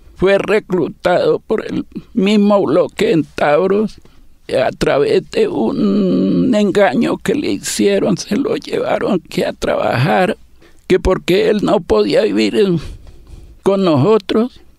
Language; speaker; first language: Spanish; native; Spanish